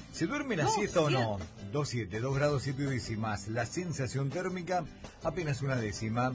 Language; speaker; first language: Spanish; native; Spanish